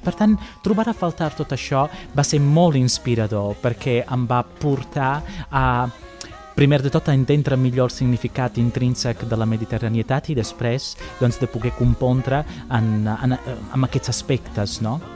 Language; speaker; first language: Catalan; non-native, fluent; Italian